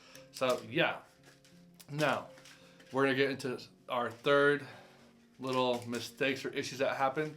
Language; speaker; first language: English; native; English